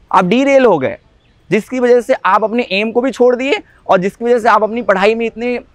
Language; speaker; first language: Hindi; native; Hindi